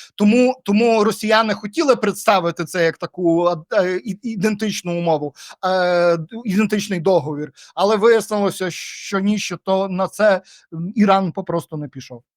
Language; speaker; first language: Ukrainian; native; Ukrainian